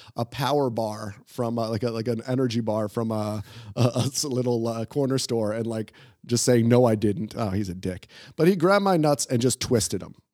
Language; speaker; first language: English; native; English